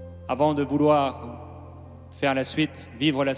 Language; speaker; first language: French; native; French